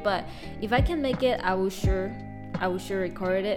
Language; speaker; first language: English; non-native, local second language; Chinese